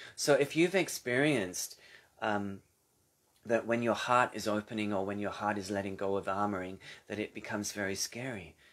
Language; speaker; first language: English; native; English